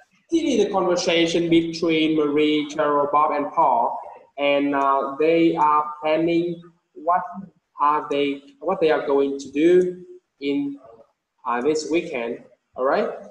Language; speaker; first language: English; non-native, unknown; Vietnamese